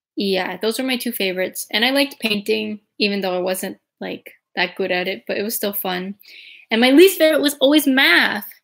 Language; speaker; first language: English; native; English